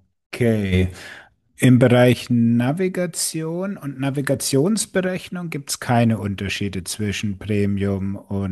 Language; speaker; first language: German; native; German